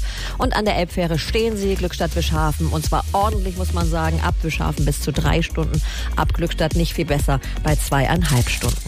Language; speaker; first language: German; native; German